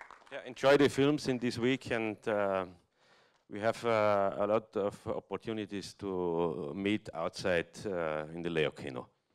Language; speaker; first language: English; non-native, learner; German